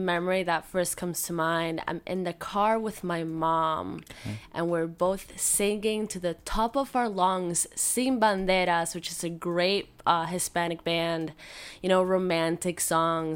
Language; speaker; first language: English; non-native, fluent; Spanish